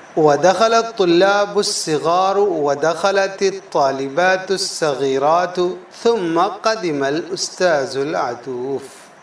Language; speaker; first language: Urdu; native; Urdu